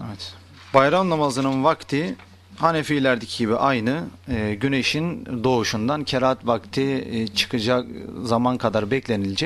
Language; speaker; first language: Turkish; native; Turkish